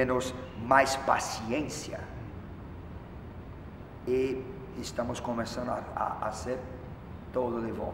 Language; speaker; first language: Spanish; non-native, fluent; Portuguese